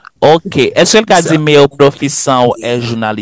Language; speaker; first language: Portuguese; non-native, fluent; Haitian Creole